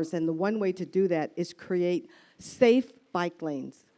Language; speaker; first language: English; native; English